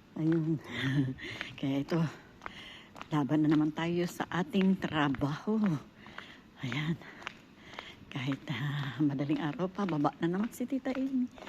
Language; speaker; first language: Filipino; native; Filipino